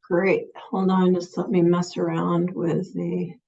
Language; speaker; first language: English; native; English